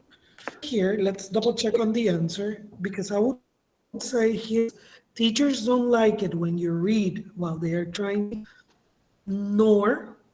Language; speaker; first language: English; non-native, fluent; Spanish